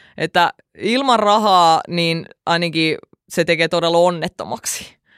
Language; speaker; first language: Finnish; early bilingual, other home language; Russian